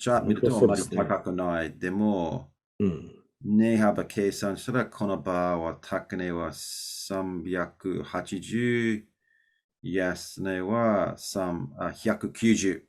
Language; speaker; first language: Japanese; non-native, learner; English